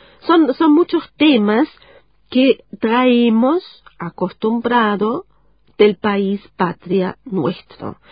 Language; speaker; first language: Spanish; non-native, fluent; German